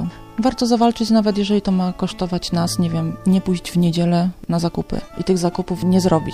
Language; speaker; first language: Polish; native; Polish